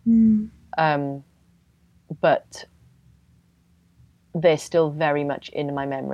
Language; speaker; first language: English; native; English